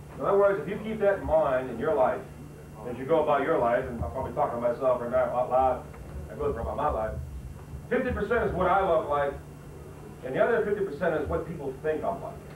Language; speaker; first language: English; native; English